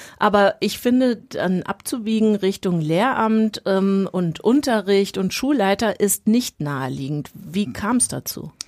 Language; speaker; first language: German; native; German